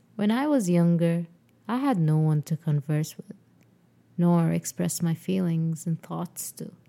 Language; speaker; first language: English; non-native, fluent; Arabic